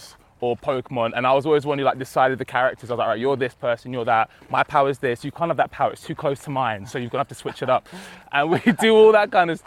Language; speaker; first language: English; native; English